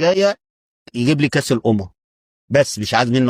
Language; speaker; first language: Arabic; native; Arabic